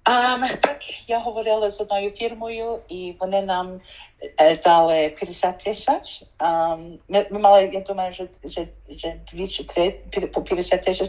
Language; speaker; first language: Ukrainian; early bilingual, heritage; Ukrainian